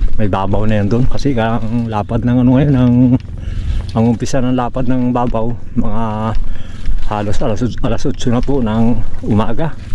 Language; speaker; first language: Filipino; native; Filipino